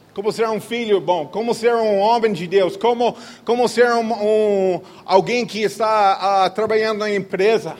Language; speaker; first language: Portuguese; non-native, fluent; English